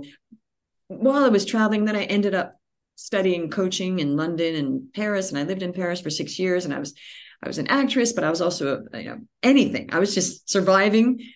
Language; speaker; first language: English; native; English